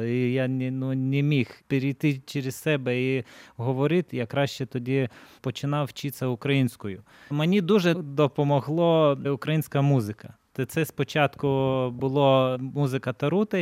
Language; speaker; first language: Ukrainian; non-native, learner; Lithuanian